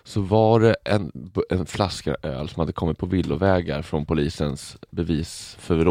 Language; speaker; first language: Swedish; native; Swedish